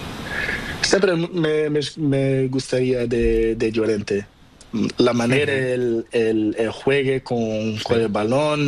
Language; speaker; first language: Spanish; non-native, learner; Portuguese